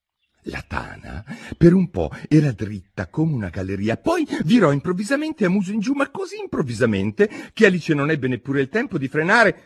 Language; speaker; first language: Italian; native; Italian